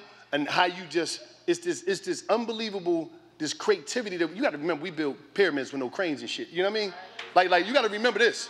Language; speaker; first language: English; native; English